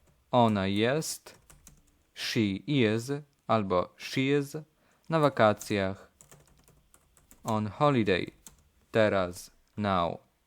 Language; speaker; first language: English; non-native, fluent; Polish